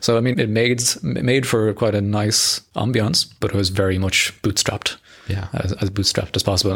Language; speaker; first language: English; native; English